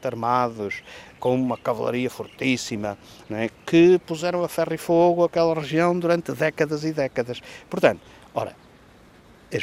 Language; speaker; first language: Portuguese; native; Portuguese